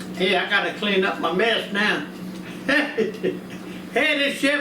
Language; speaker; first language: English; native; English